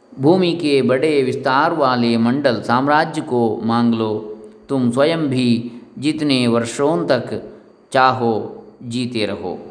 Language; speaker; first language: Hindi; non-native, local second language; Kannada